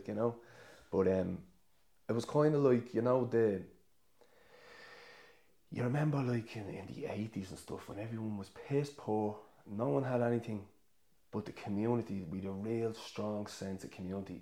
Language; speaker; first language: English; native; English